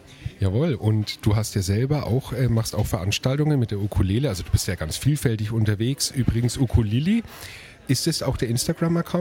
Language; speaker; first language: German; native; German